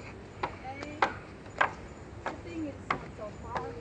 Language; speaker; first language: English; non-native, learner; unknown